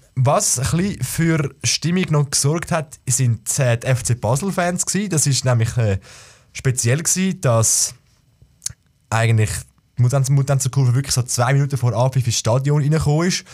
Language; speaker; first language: German; native; German